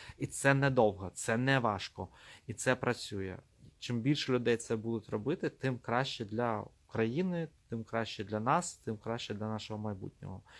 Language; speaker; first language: Ukrainian; non-native, local second language; Russian